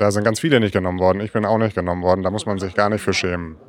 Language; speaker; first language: German; native; German